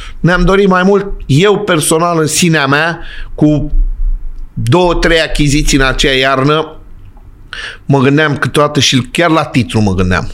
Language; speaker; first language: Romanian; native; Romanian